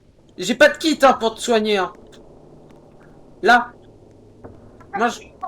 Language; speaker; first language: French; native; French